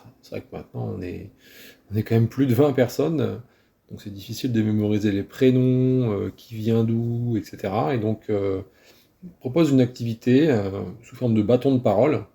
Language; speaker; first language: French; native; French